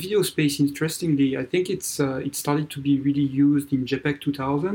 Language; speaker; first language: English; non-native, fluent; French